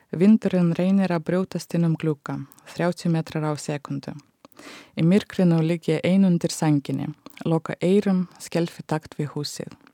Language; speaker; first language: Icelandic; non-native, fluent; Russian